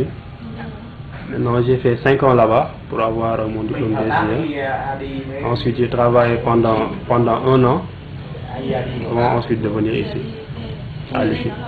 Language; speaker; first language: French; non-native, local second language; Wolof